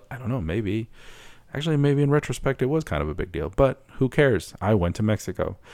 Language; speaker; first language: English; early bilingual, other home language; Spanish